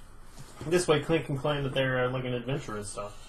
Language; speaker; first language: English; native; English